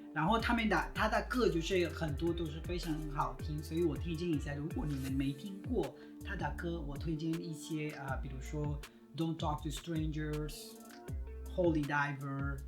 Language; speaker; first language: Chinese; non-native, fluent; Spanish